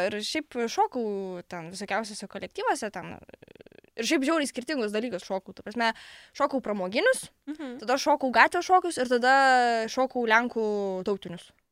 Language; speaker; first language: Lithuanian; non-native, local second language; Polish